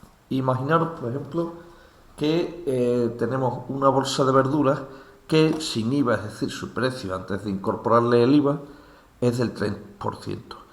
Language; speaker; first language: Spanish; native; Spanish